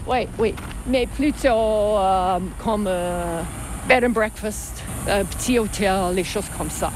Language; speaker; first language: French; non-native, fluent; English